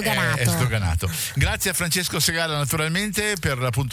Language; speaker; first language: Italian; native; Italian